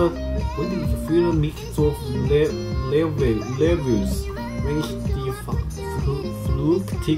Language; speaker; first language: German; non-native, learner; Chinese